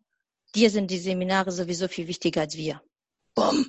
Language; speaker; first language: German; native; German